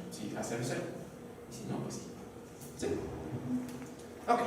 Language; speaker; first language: Spanish; native; Spanish